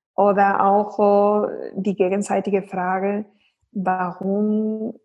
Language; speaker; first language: German; non-native, fluent; Spanish